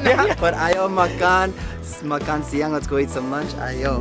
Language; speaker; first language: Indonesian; non-native, learner; English